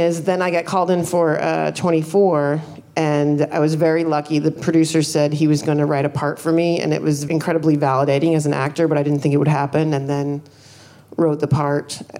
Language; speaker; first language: English; native; English